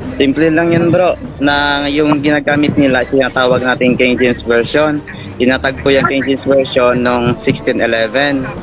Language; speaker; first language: Filipino; non-native, local second language; Hiligaynon